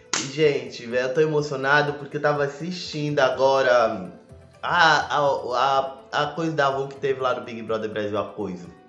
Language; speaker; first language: Portuguese; native; Portuguese